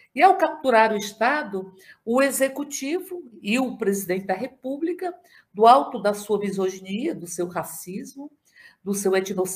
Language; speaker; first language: Portuguese; native; Portuguese